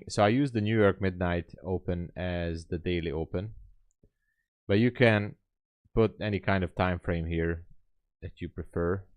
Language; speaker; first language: English; non-native, fluent; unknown